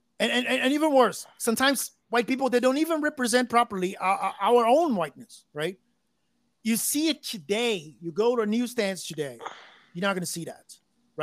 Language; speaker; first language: English; non-native, fluent; Portuguese